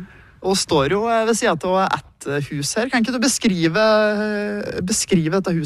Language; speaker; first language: Norwegian; native; Norwegian